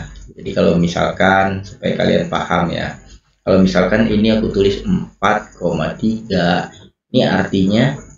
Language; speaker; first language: Indonesian; native; Indonesian